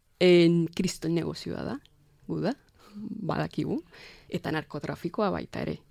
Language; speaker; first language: Basque; non-native, fluent; Spanish